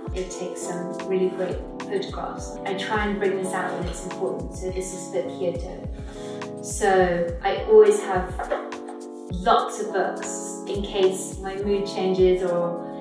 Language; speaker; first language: English; native; English